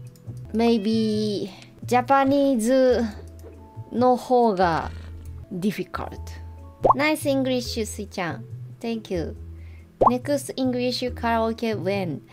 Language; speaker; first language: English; non-native, learner; Japanese